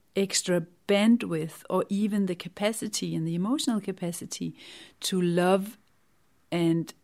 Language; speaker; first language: English; non-native, fluent; Danish